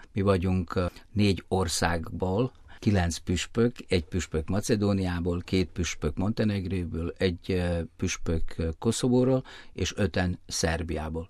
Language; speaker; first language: Hungarian; native; Hungarian